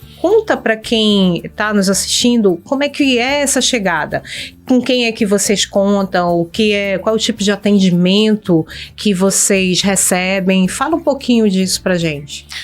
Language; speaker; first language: Portuguese; native; Portuguese